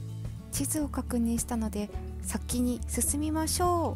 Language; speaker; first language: Japanese; non-native, fluent; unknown